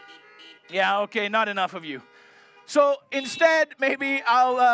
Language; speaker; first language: English; native; English